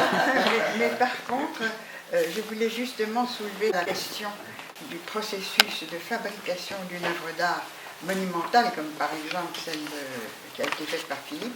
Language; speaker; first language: French; native; French